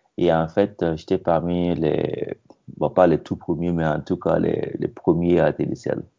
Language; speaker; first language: French; non-native, local second language; Mossi